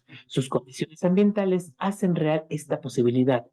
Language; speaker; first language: Spanish; native; Spanish